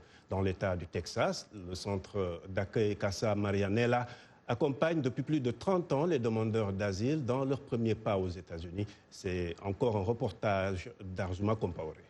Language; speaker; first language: French; native; French